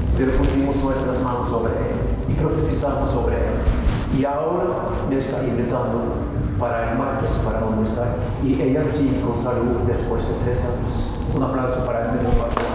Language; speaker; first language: Spanish; non-native, fluent; Norwegian